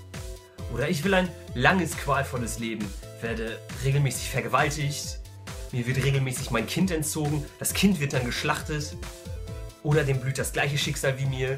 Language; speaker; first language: German; native; German